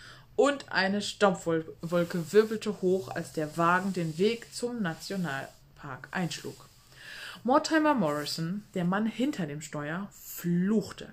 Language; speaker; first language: German; native; German